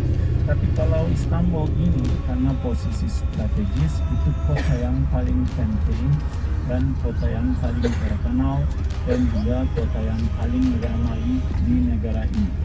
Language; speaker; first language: Indonesian; non-native, fluent; Turkish